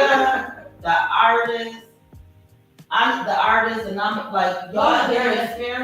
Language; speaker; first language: English; native; English